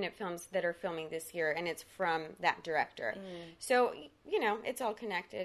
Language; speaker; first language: English; early bilingual, other home language; Spanish